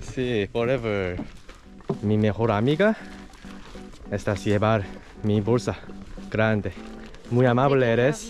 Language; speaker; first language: Spanish; non-native, learner; Korean